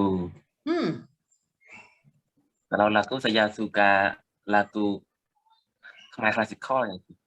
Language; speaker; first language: Indonesian; non-native, learner; Khmer